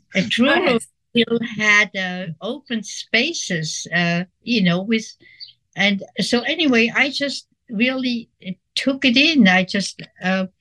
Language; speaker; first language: English; non-native, fluent; Swiss German